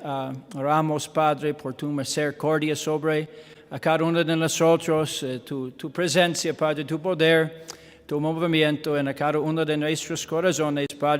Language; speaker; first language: Spanish; non-native, learner; English